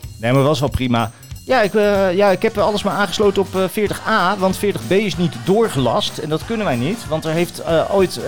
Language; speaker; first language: Dutch; native; Dutch